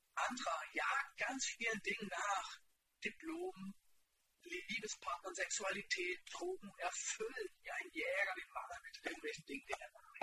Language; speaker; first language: German; native; German